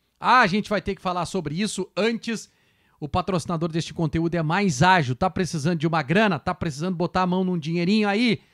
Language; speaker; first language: Portuguese; native; Portuguese